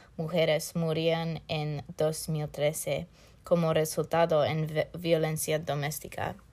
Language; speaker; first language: Spanish; non-native, fluent; English